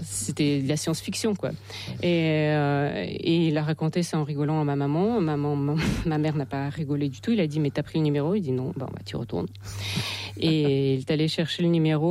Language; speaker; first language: French; non-native, fluent; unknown